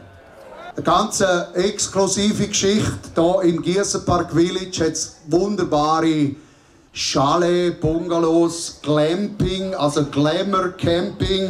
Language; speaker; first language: German; native; German